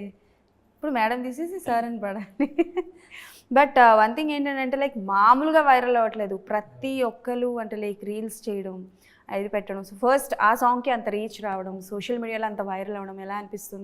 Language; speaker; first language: Telugu; native; Telugu